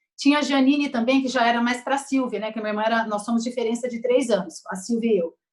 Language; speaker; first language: Portuguese; native; Portuguese